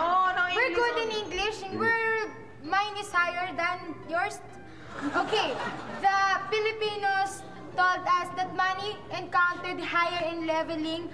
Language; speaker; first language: English; non-native, learner; Filipino